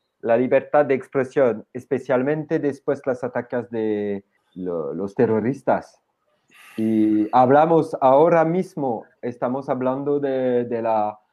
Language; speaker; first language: Spanish; non-native, fluent; French